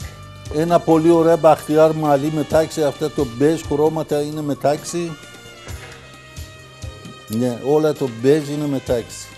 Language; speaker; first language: Greek; non-native, learner; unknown